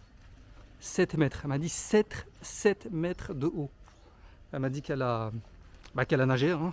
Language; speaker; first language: French; native; French